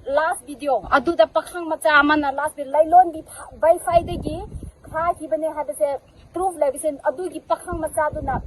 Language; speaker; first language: Manipuri; non-native, local second language; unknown